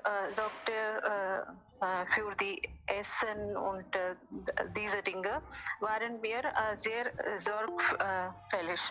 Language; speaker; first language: German; non-native, learner; Hindi